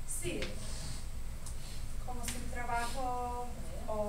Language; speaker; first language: Spanish; non-native, learner; English